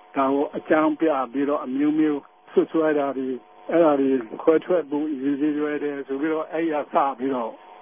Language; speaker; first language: Burmese; non-native, local second language; Tedim Chin